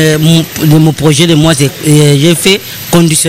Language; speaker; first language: French; non-native, learner; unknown